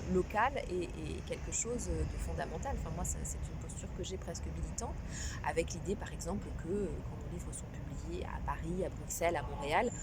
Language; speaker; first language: French; non-native, local second language; Kinyarwanda